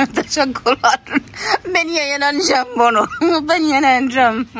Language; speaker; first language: Turkish; non-native, learner; Arabic